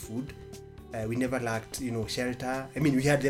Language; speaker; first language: English; non-native, local second language; Embu